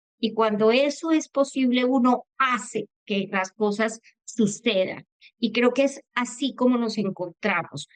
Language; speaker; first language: Spanish; native; Spanish